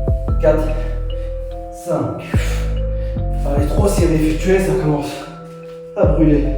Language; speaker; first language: French; native; French